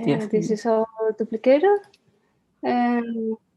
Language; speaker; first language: English; non-native, learner; Spanish